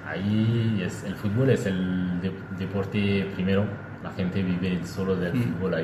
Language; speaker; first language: Spanish; non-native, learner; French